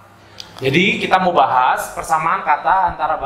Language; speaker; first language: Indonesian; native; Indonesian